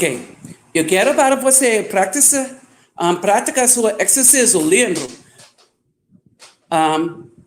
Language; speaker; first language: Portuguese; non-native, learner; English